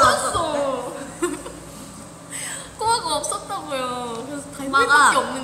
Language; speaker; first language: Korean; non-native, fluent; Thai